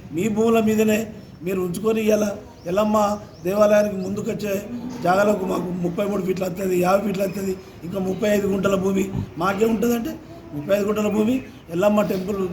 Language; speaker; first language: Telugu; native; Telugu